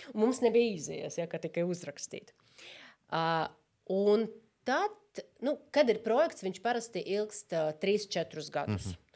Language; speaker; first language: Latvian; non-native, local second language; Russian